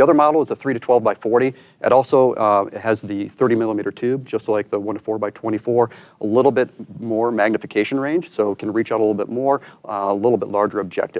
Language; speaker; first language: English; native; English